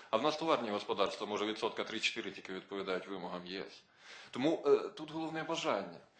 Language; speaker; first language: Ukrainian; native; Ukrainian